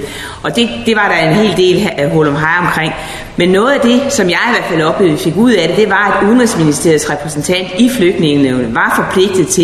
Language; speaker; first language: Danish; native; Danish